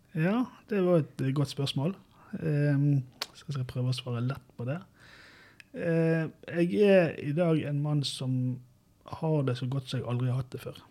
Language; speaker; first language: Norwegian; native; Norwegian